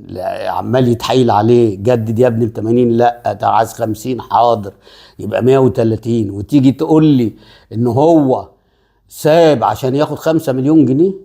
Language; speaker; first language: Arabic; native; Arabic